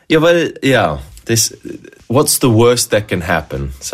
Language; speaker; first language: German; non-native, learner; English